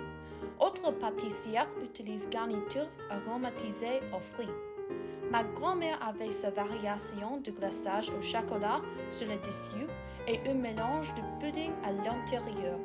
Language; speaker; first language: French; non-native, learner; English